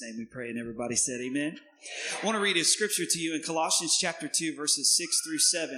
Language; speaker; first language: English; native; English